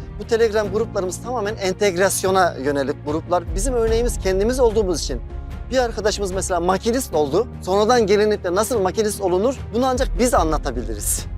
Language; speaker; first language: Turkish; native; Turkish